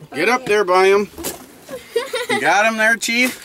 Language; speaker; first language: English; native; English